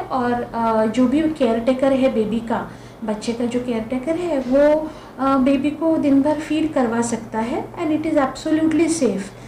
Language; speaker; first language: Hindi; non-native, local second language; Marathi